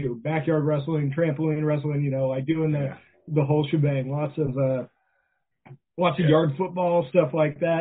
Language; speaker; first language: English; native; English